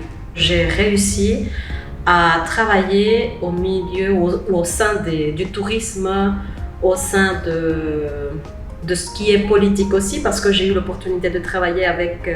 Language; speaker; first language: French; non-native, fluent; Spanish